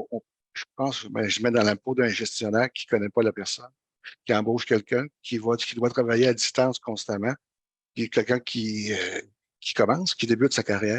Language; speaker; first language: French; native; French